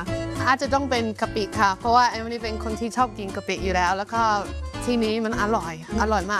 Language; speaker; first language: Thai; non-native, fluent; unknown